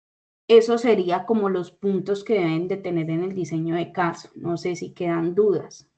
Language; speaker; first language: Spanish; native; Spanish